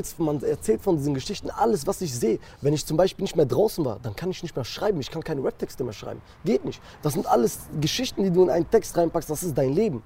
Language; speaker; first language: German; early bilingual, other home language; Kurdish